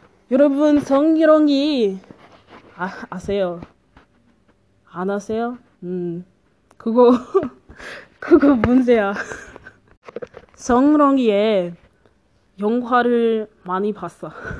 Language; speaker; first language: Korean; non-native, learner; English